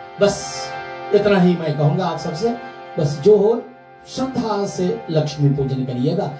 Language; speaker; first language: Hindi; native; Hindi